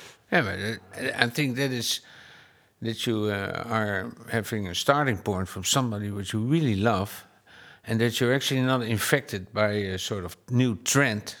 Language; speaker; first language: English; non-native, fluent; Dutch